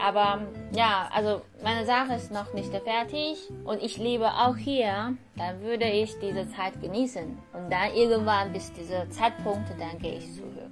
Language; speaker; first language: German; non-native, learner; Chinese